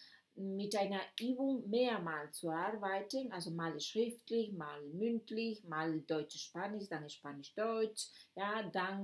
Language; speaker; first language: German; non-native, fluent; Spanish